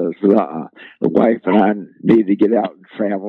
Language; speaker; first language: English; native; English